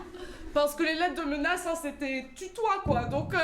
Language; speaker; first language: French; native; French